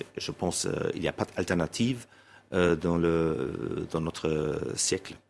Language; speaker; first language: French; non-native, fluent; German